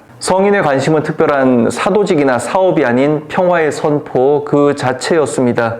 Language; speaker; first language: Korean; native; Korean